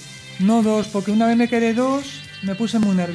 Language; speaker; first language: Spanish; native; Spanish